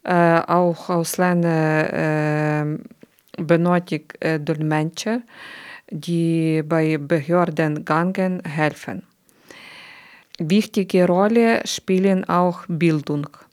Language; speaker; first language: German; non-native, learner; Ukrainian